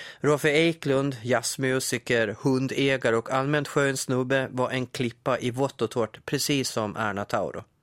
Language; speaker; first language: Swedish; native; Swedish